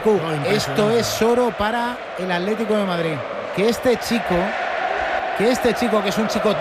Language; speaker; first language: Spanish; native; Spanish